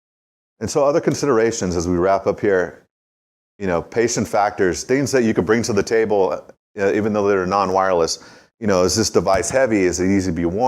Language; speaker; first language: English; native; English